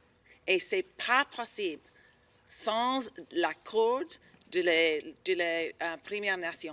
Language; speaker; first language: French; non-native, learner; English